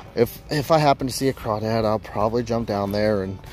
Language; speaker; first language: English; native; English